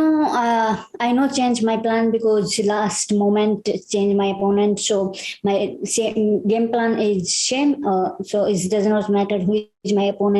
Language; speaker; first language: English; non-native, learner; Hindi